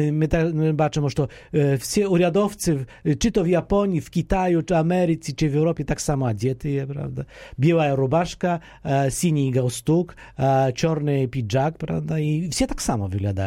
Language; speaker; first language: Polish; non-native, fluent; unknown